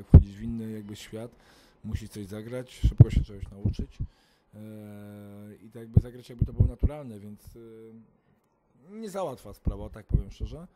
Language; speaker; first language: Polish; native; Polish